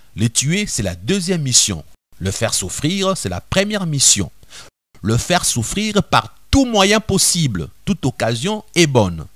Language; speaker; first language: French; non-native, local second language; Lingala